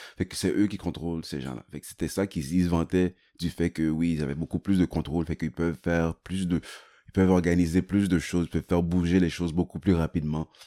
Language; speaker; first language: French; native; French